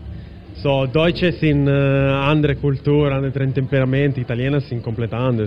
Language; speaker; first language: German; non-native, learner; Italian